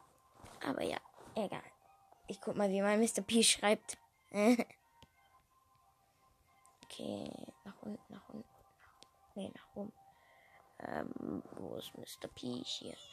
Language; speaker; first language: German; native; German